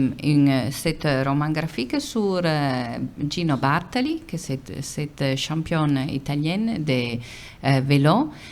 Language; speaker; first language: French; non-native, fluent; Italian